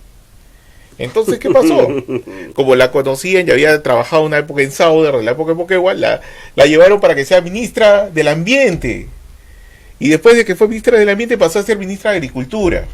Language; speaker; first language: Spanish; native; Spanish